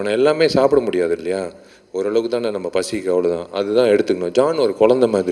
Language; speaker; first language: Tamil; native; Tamil